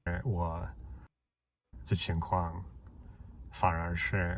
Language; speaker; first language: Chinese; non-native, fluent; English